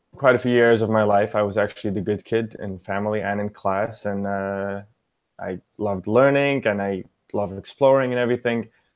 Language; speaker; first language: English; early bilingual, other home language; Yiddish